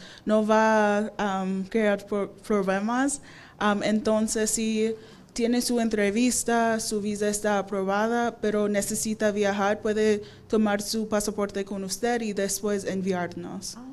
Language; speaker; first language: Spanish; non-native, fluent; English